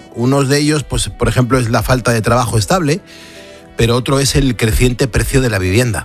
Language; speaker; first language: Spanish; native; Spanish